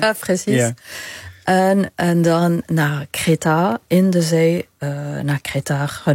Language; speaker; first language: Dutch; non-native, fluent; Arabic